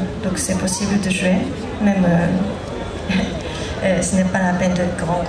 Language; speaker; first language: French; non-native, learner; Japanese